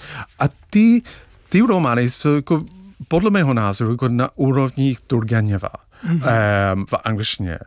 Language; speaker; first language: Czech; non-native, fluent; English